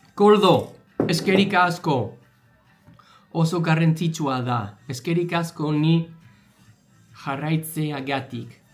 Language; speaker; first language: Basque; non-native, learner; English